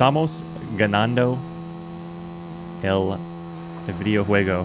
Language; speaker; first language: Spanish; non-native, learner; English